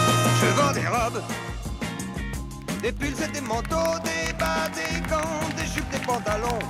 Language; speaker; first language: French; native; French